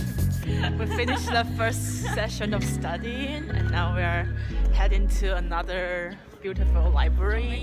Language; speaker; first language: English; non-native, fluent; Chinese